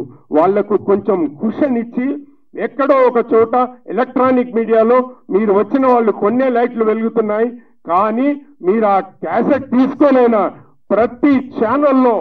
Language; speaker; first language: Telugu; native; Telugu